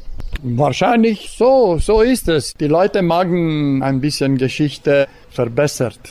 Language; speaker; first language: German; non-native, local second language; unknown